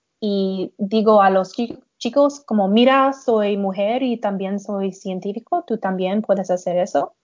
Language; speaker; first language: Spanish; non-native, learner; English